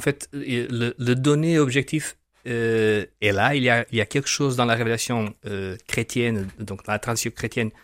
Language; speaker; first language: French; non-native, fluent; Portuguese